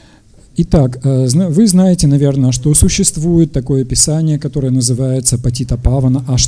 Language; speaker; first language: Russian; native; Russian